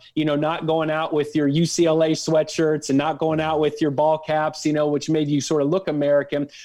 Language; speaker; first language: English; native; English